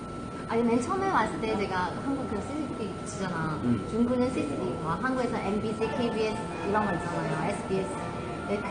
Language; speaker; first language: Korean; non-native, fluent; Chinese